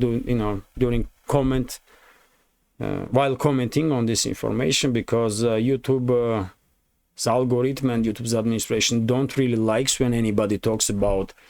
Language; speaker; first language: English; non-native, fluent; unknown